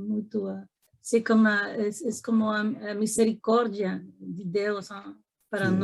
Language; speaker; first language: Portuguese; non-native, fluent; Spanish